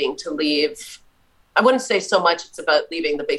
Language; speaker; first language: English; native; English